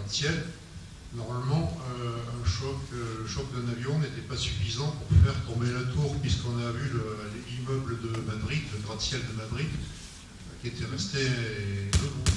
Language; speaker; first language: French; native; French